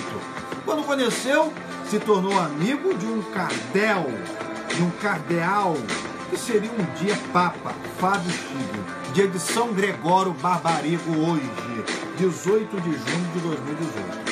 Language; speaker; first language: Portuguese; native; Portuguese